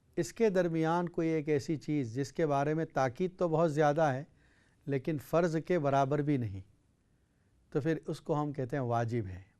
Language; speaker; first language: Urdu; native; Urdu